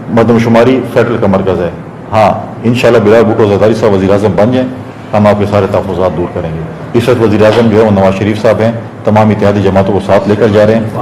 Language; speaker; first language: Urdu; non-native, local second language; Saraiki